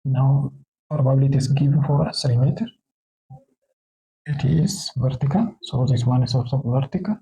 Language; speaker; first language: English; non-native, local second language; Oromo